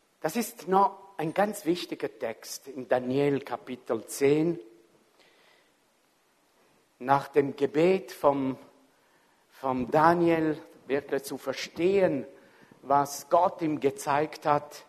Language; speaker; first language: German; non-native, fluent; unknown